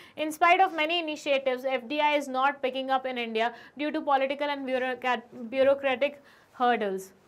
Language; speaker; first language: Hindi; native; Hindi